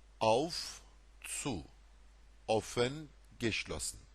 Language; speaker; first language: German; non-native, fluent; Turkish